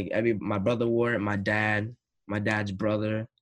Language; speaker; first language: English; native; English